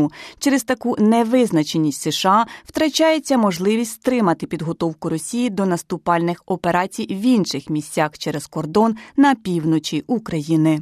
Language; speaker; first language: Ukrainian; native; Ukrainian